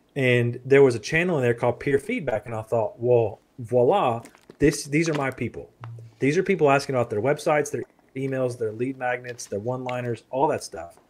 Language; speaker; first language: English; native; English